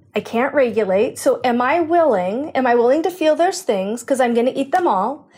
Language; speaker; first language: English; native; English